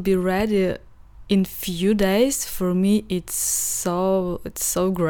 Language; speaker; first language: English; non-native, learner; Ukrainian